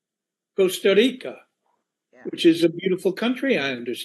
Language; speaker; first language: English; native; English